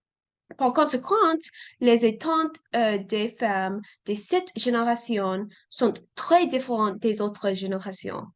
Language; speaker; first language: French; non-native, learner; English